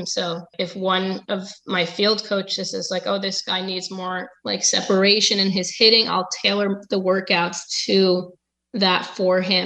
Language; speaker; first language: English; native; English